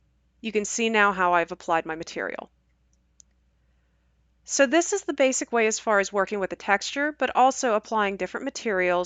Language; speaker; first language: English; native; English